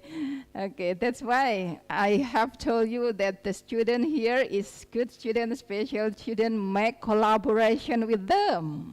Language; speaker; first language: English; non-native, fluent; Indonesian